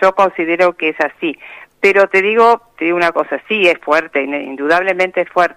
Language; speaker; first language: Spanish; native; Spanish